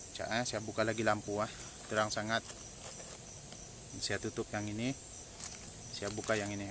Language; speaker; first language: Malay; native; Malay